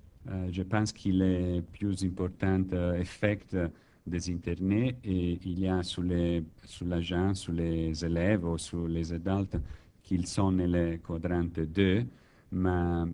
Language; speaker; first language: French; non-native, learner; Italian